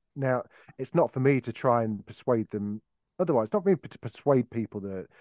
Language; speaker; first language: English; native; English